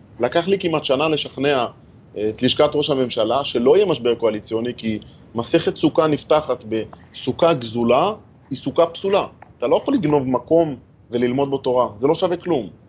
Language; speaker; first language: Hebrew; native; Hebrew